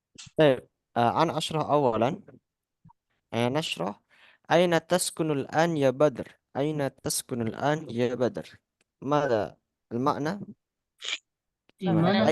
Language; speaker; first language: Arabic; non-native, fluent; Indonesian